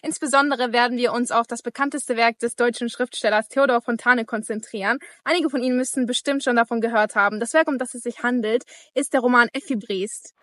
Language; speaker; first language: German; non-native, fluent; Italian